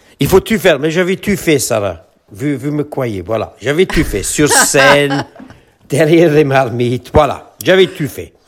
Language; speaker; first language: French; non-native, fluent; English